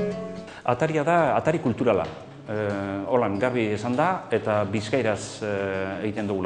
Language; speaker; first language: Basque; native; Basque